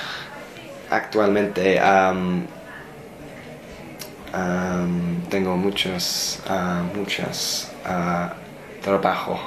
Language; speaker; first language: Spanish; non-native, learner; English